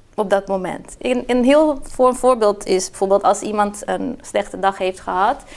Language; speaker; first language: Dutch; non-native, fluent; Portuguese